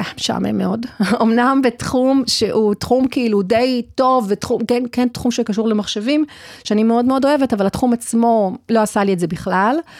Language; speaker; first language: Hebrew; early bilingual, other home language; English